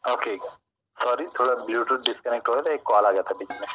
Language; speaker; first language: Hindi; non-native, local second language; Marathi